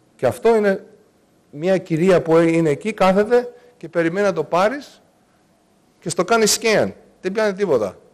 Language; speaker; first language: Greek; early bilingual, heritage; Greek